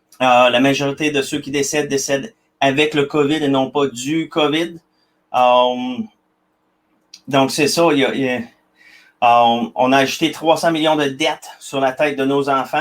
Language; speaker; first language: French; native; French